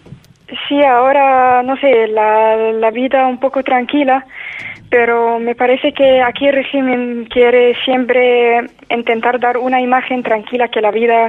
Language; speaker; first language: Spanish; non-native, fluent; Arabic